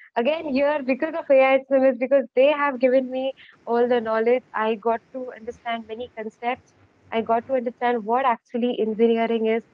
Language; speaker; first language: English; non-native, local second language; Marathi